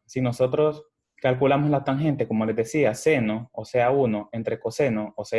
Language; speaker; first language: Spanish; native; Spanish